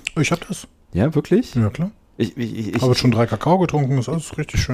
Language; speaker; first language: German; native; German